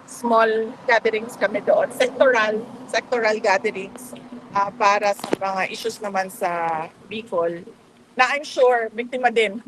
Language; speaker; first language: Filipino; non-native, local second language; Cebuano